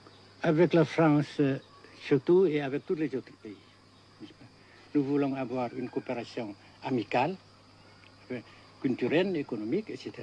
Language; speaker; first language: French; non-native, fluent; Vietnamese